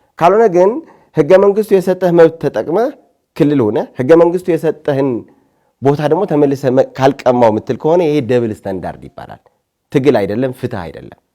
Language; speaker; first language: Amharic; non-native, local second language; Tigrinya